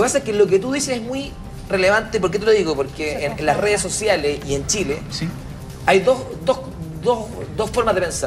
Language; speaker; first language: Spanish; native; Spanish